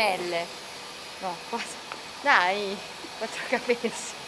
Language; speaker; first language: Italian; native; Italian